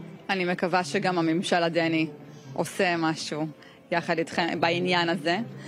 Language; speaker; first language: Hebrew; native; Hebrew